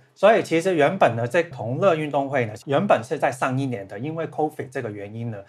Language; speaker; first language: Chinese; non-native, local second language; Cantonese